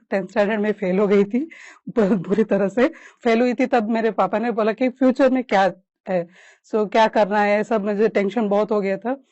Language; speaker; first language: Hindi; non-native, local second language; Kannada